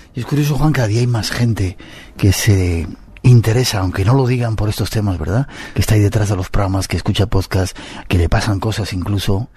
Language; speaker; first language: Spanish; native; Spanish